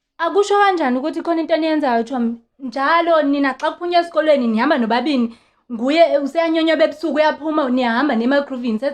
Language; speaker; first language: Zulu; non-native, local second language; Xhosa